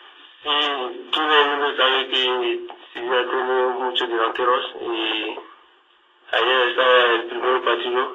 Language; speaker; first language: Spanish; non-native, learner; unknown